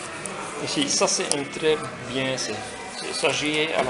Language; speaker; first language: French; non-native, local second language; Dutch